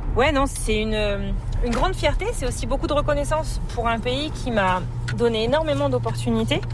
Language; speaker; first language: French; native; French